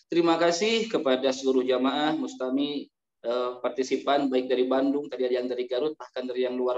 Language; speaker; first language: Indonesian; native; Indonesian